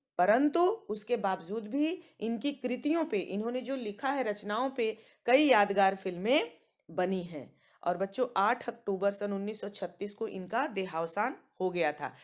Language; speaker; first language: Hindi; native; Hindi